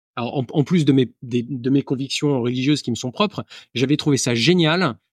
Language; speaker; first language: French; native; French